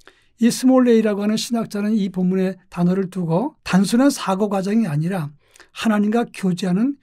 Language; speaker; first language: Korean; native; Korean